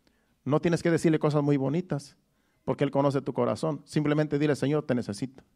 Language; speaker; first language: Spanish; native; Spanish